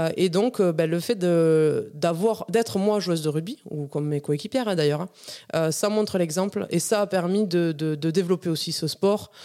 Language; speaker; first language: French; native; French